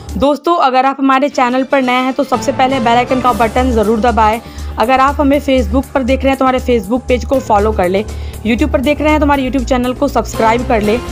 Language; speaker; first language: Hindi; native; Hindi